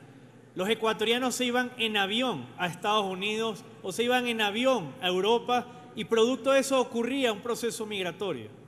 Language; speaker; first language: Spanish; native; Spanish